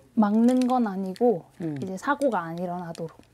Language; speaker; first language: Korean; native; Korean